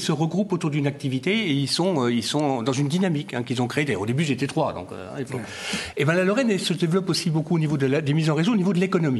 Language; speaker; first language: French; native; French